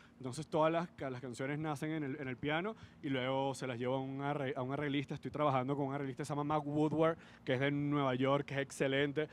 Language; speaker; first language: Spanish; native; Spanish